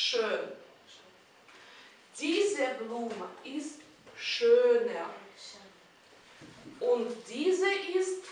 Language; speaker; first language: German; non-native, fluent; Russian